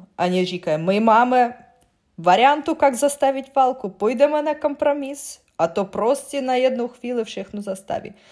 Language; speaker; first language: Czech; non-native, learner; Russian